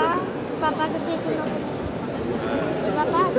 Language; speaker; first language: Indonesian; early bilingual, heritage; Indonesian